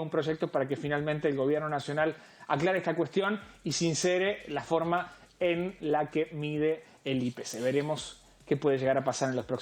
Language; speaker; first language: Spanish; native; Spanish